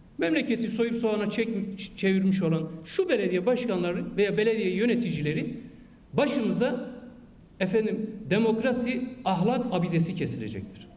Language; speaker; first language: Turkish; non-native, local second language; Kurdish